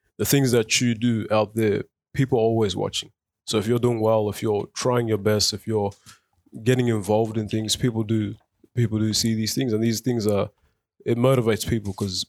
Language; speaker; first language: English; early bilingual, other home language; Arabic